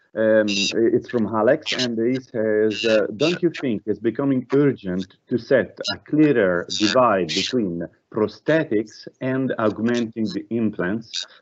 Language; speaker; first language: English; non-native, fluent; Italian